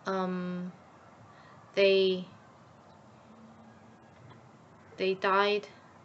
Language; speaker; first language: English; non-native, learner; Korean